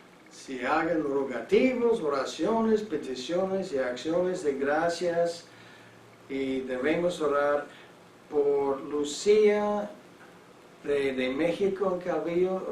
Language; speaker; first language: Spanish; non-native, fluent; English